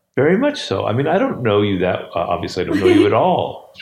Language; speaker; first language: English; native; English